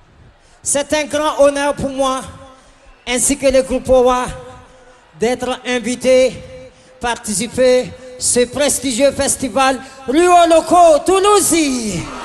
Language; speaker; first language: French; non-native, local second language; Malagasy